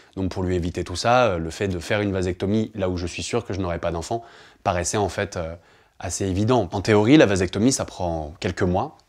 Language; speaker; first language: French; native; French